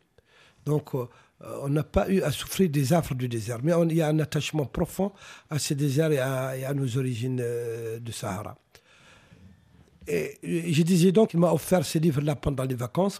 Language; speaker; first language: French; non-native, local second language; Arabic